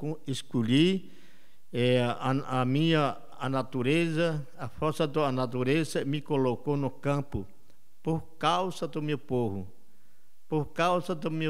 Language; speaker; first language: Portuguese; non-native, local second language; Yanomámi